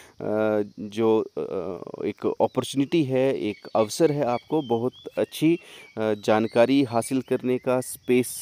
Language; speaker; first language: Hindi; native; Hindi